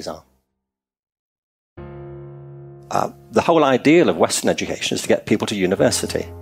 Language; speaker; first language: English; native; English